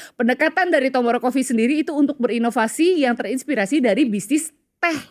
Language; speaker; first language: Indonesian; native; Indonesian